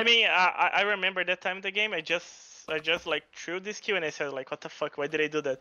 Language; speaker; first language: English; non-native, fluent; Portuguese